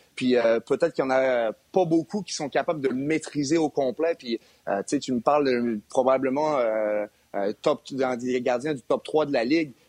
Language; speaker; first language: French; native; French